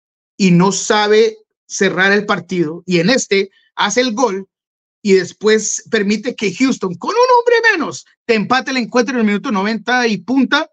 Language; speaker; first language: Spanish; native; Spanish